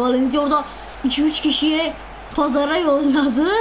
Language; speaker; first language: Turkish; non-native, learner; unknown